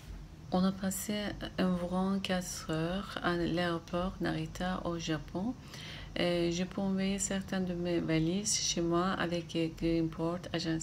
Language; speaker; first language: French; non-native, fluent; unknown